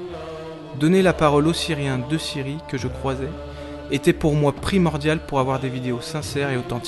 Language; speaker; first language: French; native; French